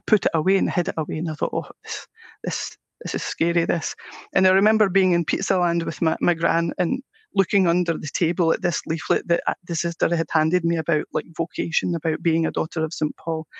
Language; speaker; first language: English; native; English